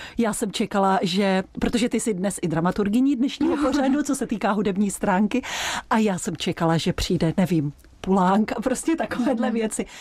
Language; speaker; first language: Czech; native; Czech